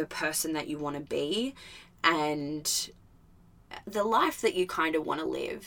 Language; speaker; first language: English; native; English